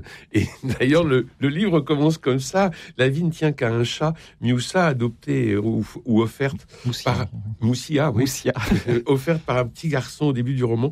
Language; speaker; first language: French; native; French